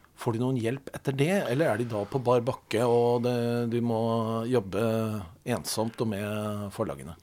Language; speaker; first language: Norwegian; native; Norwegian